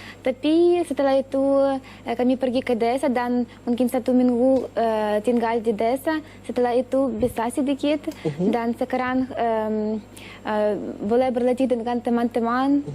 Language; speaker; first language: Indonesian; non-native, learner; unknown